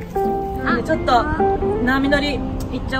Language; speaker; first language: Japanese; native; Japanese